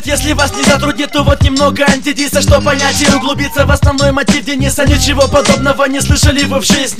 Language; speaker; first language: Russian; native; Russian